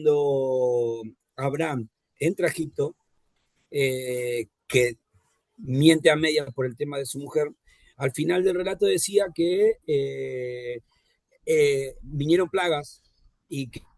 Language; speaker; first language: Spanish; native; Spanish